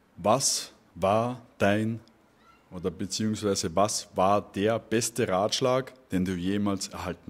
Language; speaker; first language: German; native; German